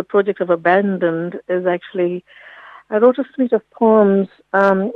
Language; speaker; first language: English; native; English